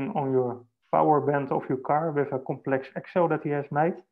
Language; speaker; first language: English; non-native, fluent; Dutch